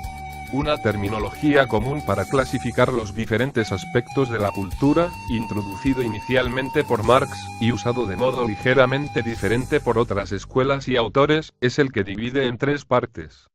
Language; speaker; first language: Spanish; native; Spanish